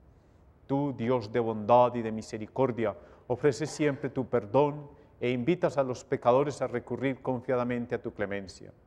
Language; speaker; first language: Spanish; native; Spanish